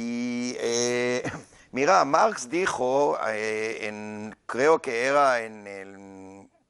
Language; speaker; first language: Spanish; non-native, learner; Hebrew